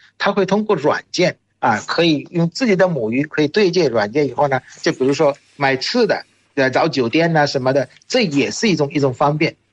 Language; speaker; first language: Chinese; non-native, fluent; Bangla